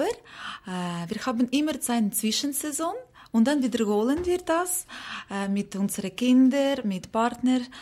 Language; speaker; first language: German; non-native, learner; Ukrainian